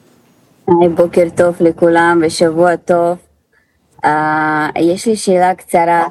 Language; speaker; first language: Hebrew; non-native, fluent; Russian